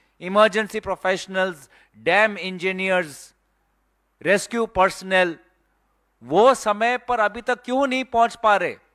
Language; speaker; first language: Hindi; non-native, local second language; Assamese